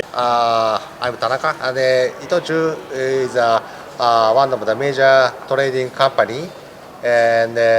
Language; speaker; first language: English; non-native, learner; Japanese